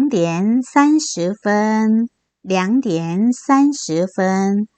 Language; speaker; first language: Chinese; non-native, fluent; Korean